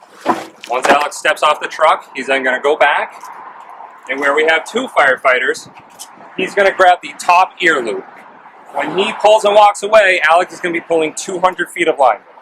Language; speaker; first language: English; native; English